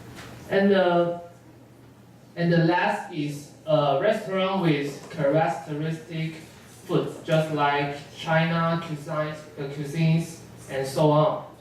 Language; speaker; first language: English; non-native, learner; Chinese